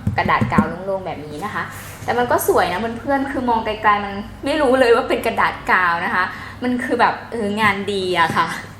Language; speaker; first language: Thai; native; Thai